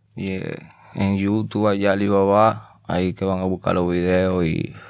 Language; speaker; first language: Spanish; native; Spanish